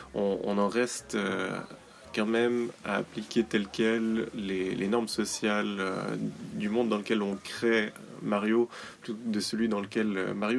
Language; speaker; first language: French; native; French